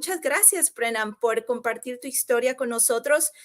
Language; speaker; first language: Spanish; native; Spanish